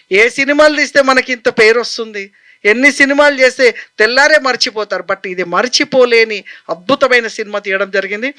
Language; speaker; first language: Telugu; native; Telugu